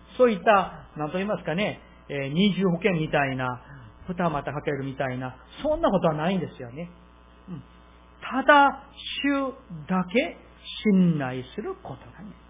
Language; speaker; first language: Japanese; non-native, fluent; Korean